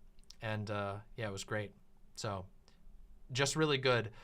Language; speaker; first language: English; native; English